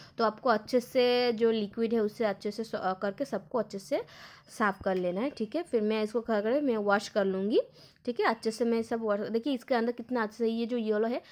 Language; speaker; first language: Hindi; non-native, local second language; Bangla